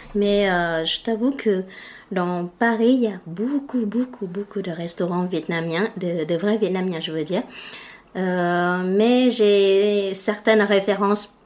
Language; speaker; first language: French; non-native, fluent; Vietnamese